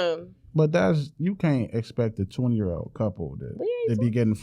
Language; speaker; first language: English; native; English